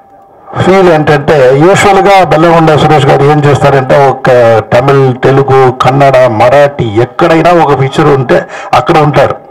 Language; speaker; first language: Telugu; non-native, local second language; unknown